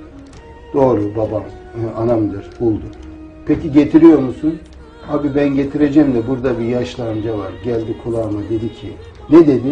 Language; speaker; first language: Turkish; native; Turkish